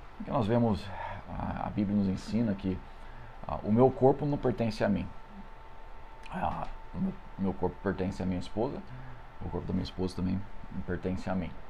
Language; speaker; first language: Portuguese; non-native, fluent; English